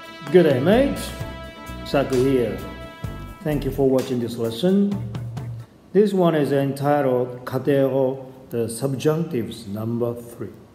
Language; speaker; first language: English; non-native, fluent; Japanese